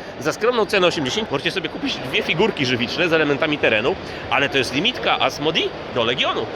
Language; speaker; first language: Polish; native; Polish